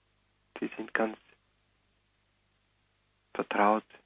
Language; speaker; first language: German; native; German